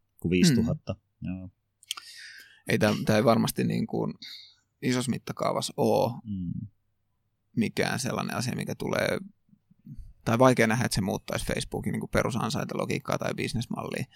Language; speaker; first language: Finnish; native; Finnish